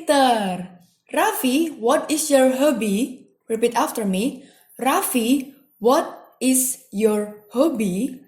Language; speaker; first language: English; non-native, fluent; Indonesian